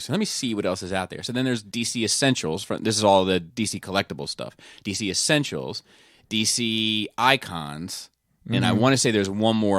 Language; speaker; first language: English; native; English